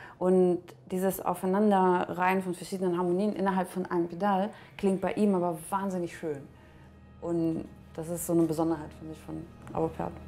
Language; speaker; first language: German; early bilingual, other home language; Russian